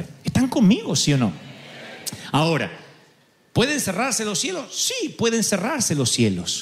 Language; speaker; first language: Spanish; native; Spanish